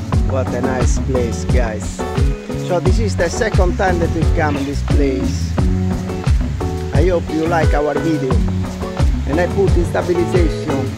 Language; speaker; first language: English; non-native, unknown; Italian